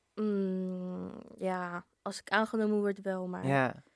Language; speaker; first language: Dutch; early bilingual, other home language; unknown